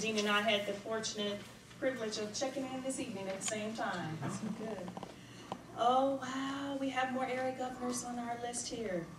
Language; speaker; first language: English; native; English